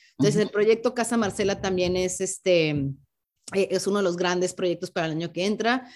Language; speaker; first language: Spanish; native; Spanish